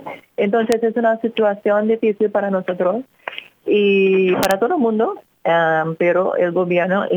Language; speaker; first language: Spanish; non-native, fluent; English